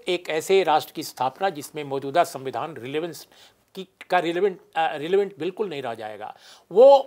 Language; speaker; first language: Hindi; native; Hindi